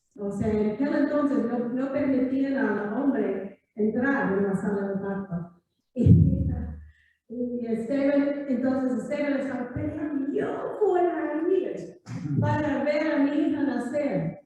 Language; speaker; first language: Spanish; non-native, fluent; English